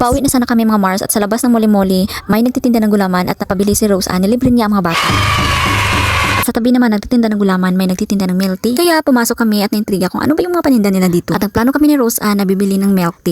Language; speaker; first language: Filipino; non-native, local second language; Cebuano